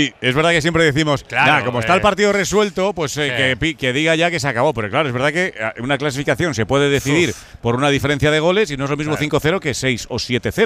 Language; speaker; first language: Spanish; native; Spanish